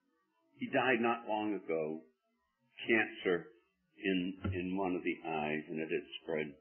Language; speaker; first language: English; native; English